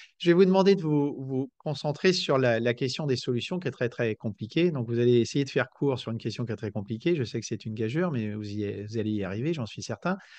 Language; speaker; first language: French; native; French